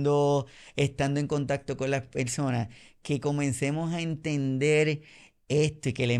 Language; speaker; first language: Spanish; native; Spanish